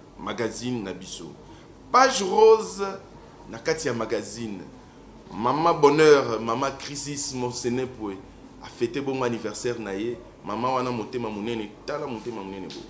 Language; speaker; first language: Lingala; native; Lingala